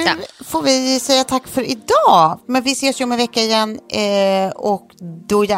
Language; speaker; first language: Swedish; native; Swedish